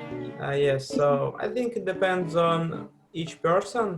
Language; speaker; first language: English; non-native, fluent; Russian